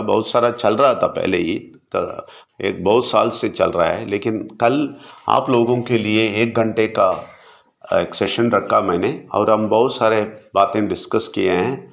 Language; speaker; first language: Hindi; non-native, local second language; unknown